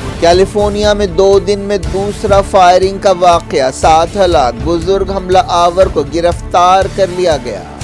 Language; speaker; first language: Urdu; native; Urdu